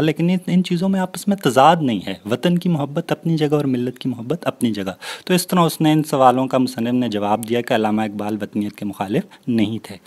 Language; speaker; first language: Urdu; non-native, local second language; Northern Hindko